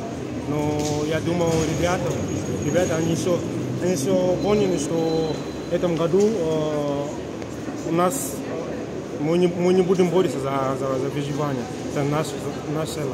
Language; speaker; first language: Russian; non-native, learner; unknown